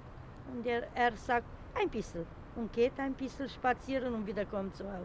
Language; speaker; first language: German; non-native, learner; Romanian